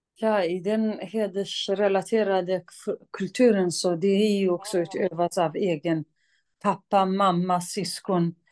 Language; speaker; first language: Swedish; non-native, fluent; Kurdish